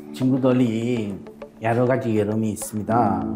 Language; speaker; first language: Korean; non-native, fluent; Bangla